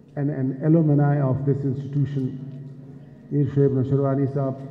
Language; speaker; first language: English; non-native, local second language; Urdu